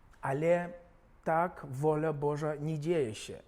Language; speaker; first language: Polish; non-native, fluent; Ukrainian